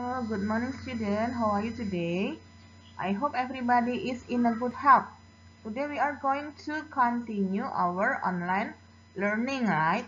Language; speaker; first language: English; non-native, fluent; Indonesian